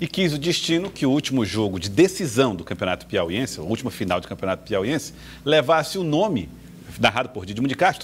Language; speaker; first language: Portuguese; native; Portuguese